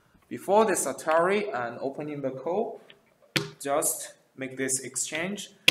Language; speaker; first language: English; non-native, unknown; Chinese